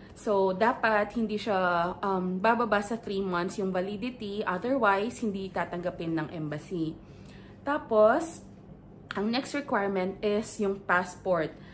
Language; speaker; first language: Filipino; native; Filipino